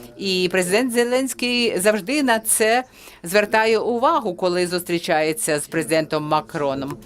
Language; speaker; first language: Ukrainian; non-native, fluent; French